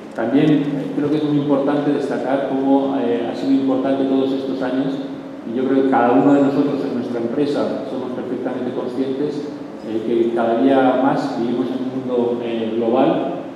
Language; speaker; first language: Spanish; native; Spanish